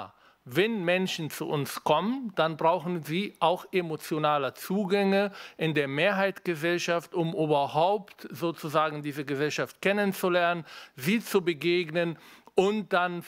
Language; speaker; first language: German; non-native, fluent; Arabic